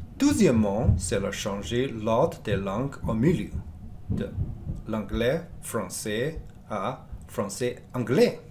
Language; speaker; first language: French; non-native, learner; Chinese